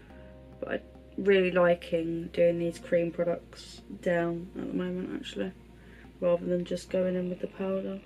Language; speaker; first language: English; native; English